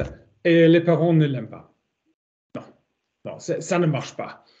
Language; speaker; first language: French; non-native, learner; German